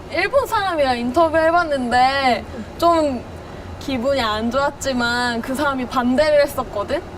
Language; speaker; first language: Korean; native; Korean